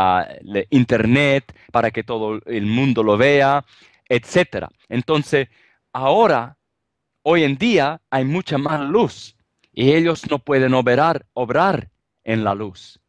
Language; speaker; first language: Spanish; non-native, fluent; Italian